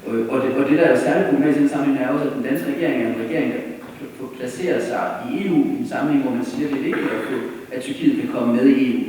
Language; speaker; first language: Danish; native; Danish